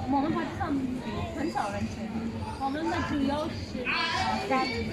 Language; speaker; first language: Chinese; non-native, learner; Urdu